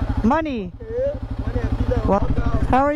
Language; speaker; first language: English; non-native, fluent; German